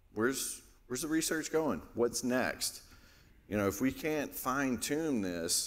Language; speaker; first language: English; native; English